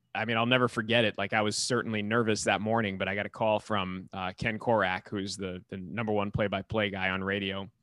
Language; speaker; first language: English; native; English